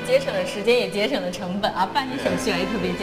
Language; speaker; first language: Chinese; native; Chinese